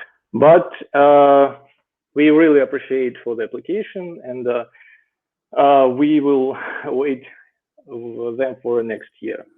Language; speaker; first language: English; non-native, fluent; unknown